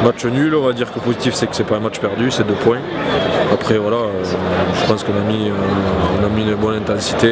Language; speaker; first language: French; native; French